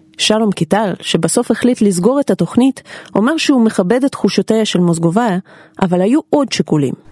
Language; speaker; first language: Hebrew; non-native, fluent; Russian